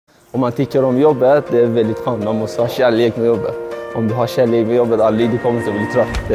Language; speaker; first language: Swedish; non-native, learner; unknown